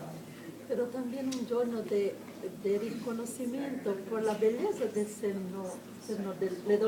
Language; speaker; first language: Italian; non-native, learner; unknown